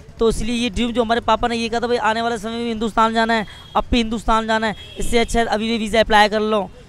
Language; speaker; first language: Urdu; non-native, local second language; Sindhi